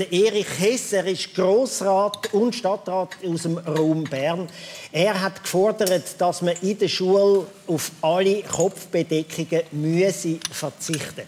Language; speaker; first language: German; native; German